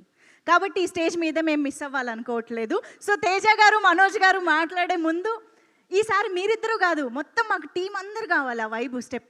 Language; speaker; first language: Telugu; native; Telugu